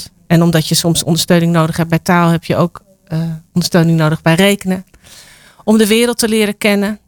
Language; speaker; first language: Dutch; native; Dutch